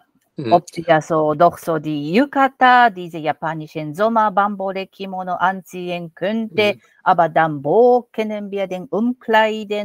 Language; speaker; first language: German; non-native, fluent; Japanese